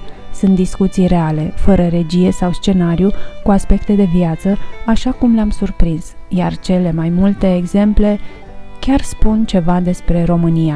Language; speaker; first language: Romanian; native; Romanian